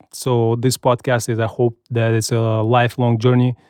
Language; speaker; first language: English; non-native, fluent; Russian